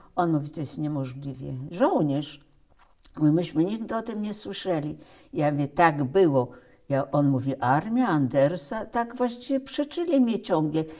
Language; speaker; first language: Polish; early bilingual, heritage; Polish